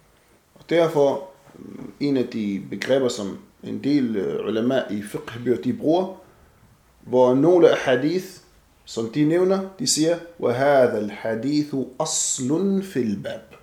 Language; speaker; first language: Danish; non-native, fluent; Arabic